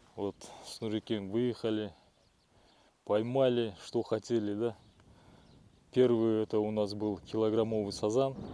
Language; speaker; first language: Russian; non-native, local second language; Kazakh